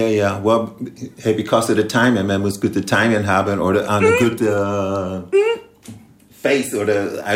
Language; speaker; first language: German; non-native, learner; English